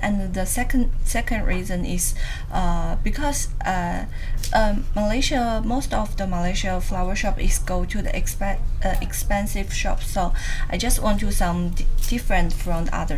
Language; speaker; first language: English; non-native, learner; Chinese